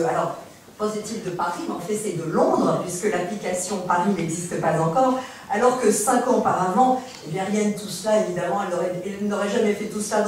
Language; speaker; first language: French; native; French